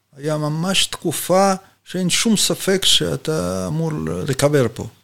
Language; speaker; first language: Hebrew; non-native, fluent; Russian